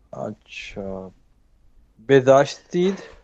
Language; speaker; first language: Persian; non-native, learner; Urdu